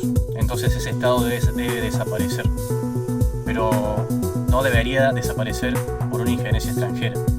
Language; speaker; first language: Spanish; native; Spanish